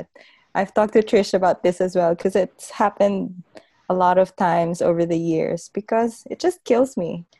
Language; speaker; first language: English; non-native, local second language; Hiligaynon